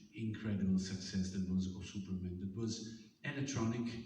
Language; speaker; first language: English; non-native, fluent; Italian